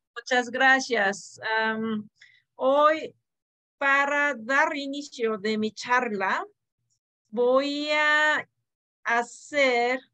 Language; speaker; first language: Spanish; non-native, fluent; Korean